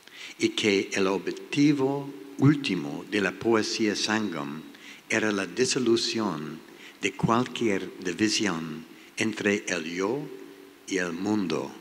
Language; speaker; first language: Spanish; non-native, learner; English